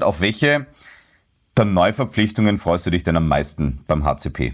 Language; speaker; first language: German; native; German